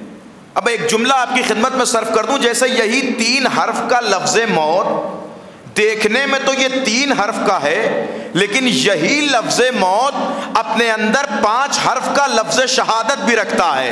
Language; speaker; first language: Urdu; native; Urdu